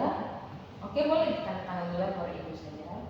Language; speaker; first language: Indonesian; native; Indonesian